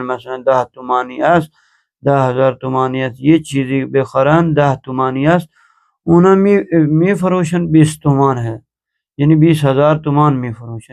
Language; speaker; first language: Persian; non-native, fluent; Urdu